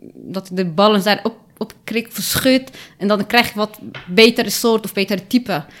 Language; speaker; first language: Dutch; early bilingual, other home language; Arabic